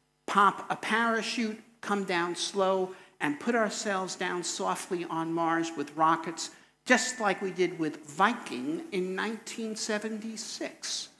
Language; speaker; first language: English; native; English